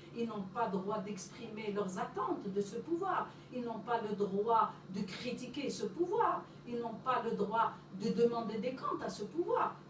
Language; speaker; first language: French; non-native, local second language; Arabic